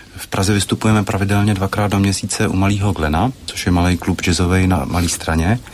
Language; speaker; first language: Czech; native; Czech